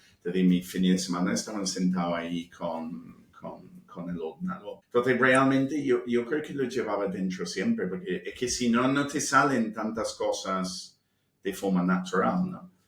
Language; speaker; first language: Spanish; non-native, fluent; English